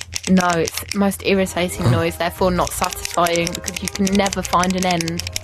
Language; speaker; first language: English; native; English